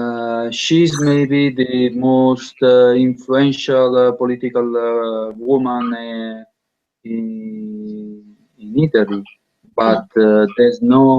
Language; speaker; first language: English; non-native, learner; Italian